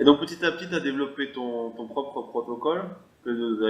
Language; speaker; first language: French; native; French